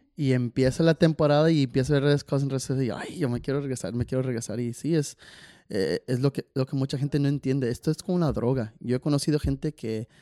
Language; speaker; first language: Spanish; early bilingual, heritage; Spanish